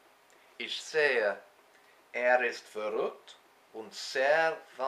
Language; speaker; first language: German; non-native, learner; English